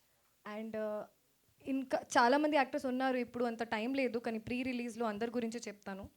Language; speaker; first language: Telugu; non-native, local second language; Hindi